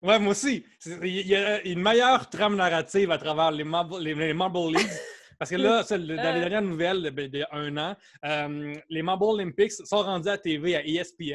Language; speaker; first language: French; native; French